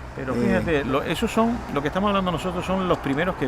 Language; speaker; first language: Spanish; native; Spanish